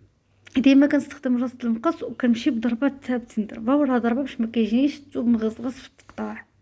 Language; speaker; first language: Arabic; native; Arabic